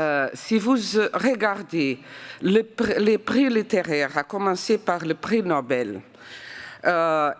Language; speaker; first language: French; non-native, fluent; Portuguese